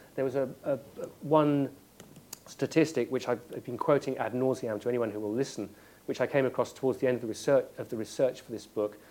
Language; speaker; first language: English; native; English